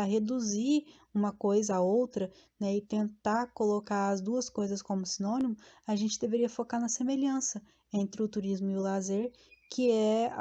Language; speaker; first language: Portuguese; native; Portuguese